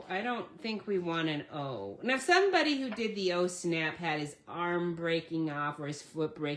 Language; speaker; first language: English; native; English